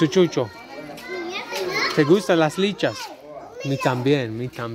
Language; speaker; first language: Spanish; non-native, learner; English